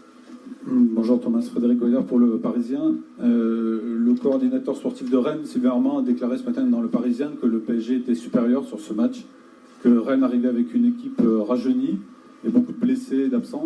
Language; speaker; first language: French; native; French